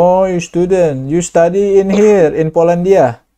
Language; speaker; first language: English; non-native, learner; Indonesian